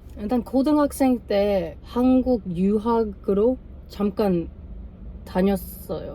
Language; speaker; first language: Korean; non-native, learner; English